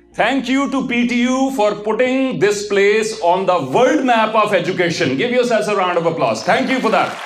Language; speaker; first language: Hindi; non-native, local second language; Punjabi